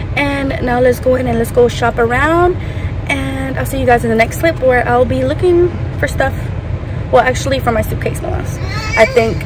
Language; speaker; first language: English; early bilingual, other home language; Spanish